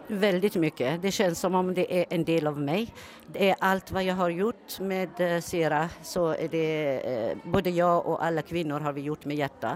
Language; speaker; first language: Swedish; non-native, fluent; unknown